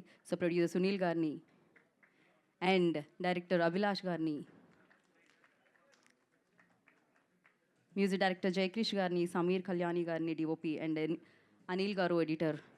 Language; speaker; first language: Telugu; native; Telugu